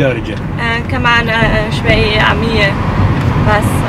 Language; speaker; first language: Arabic; non-native, learner; German